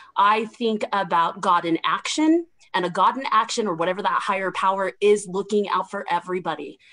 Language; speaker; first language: English; native; English